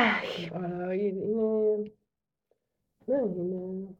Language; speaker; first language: Greek; non-native, learner; German